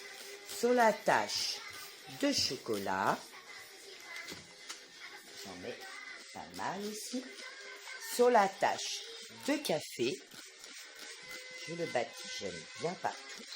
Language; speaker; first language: French; native; French